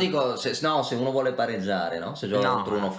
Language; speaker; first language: Italian; native; Italian